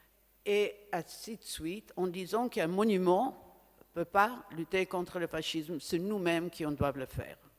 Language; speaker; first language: French; non-native, fluent; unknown